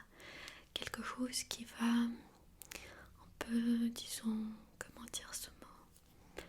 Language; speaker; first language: French; non-native, fluent; Armenian